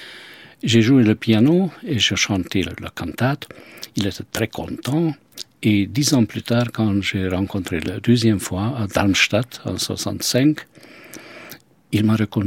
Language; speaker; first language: French; non-native, fluent; Hungarian